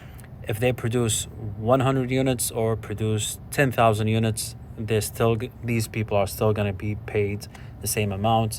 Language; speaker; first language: English; non-native, fluent; Arabic